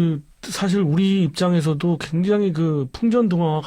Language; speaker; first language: Korean; native; Korean